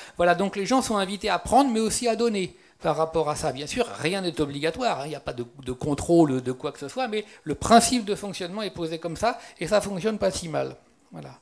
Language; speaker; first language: French; native; French